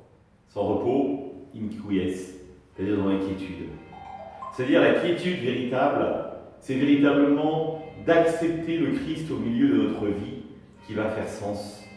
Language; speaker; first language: French; native; French